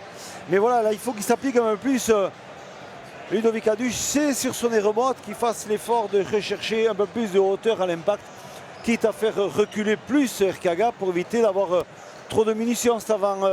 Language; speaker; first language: French; native; French